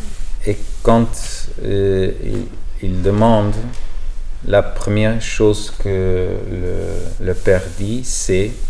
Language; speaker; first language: French; non-native, learner; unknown